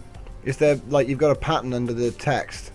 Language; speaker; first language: English; native; English